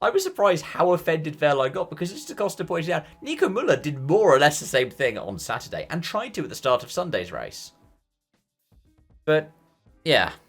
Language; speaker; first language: English; native; English